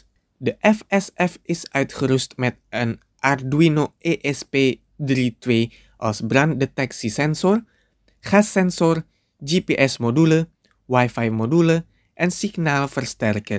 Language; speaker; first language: Dutch; non-native, fluent; Indonesian